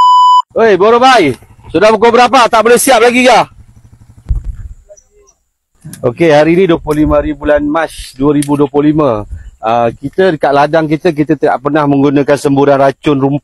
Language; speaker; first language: Malay; native; Malay